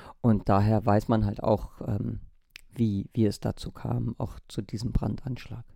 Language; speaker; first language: German; native; German